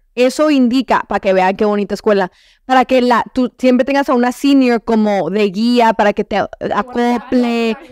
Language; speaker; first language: Spanish; native; Spanish